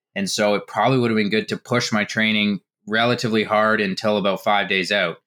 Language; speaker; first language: English; native; English